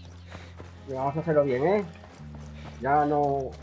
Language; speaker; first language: Spanish; native; Spanish